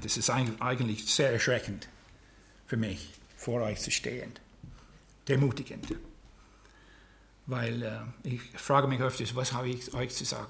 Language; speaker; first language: German; non-native, fluent; English